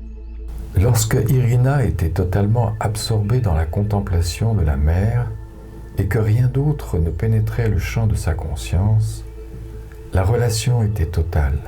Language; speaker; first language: French; native; French